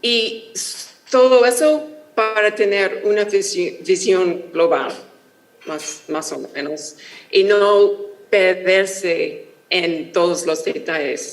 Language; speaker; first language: Spanish; non-native, fluent; English